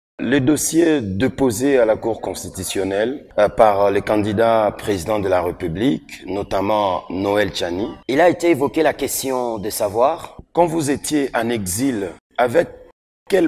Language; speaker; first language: French; non-native, local second language; Swahili